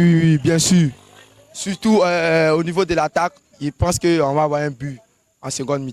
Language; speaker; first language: French; non-native, local second language; Wolof